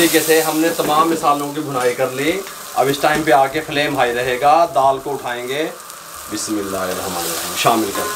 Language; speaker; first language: Hindi; non-native, local second language; Punjabi